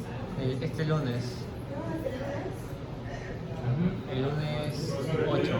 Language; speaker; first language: Spanish; native; Spanish